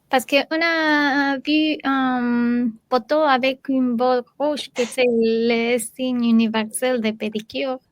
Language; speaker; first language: French; non-native, learner; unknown